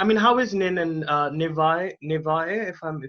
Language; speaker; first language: English; non-native, local second language; Hindi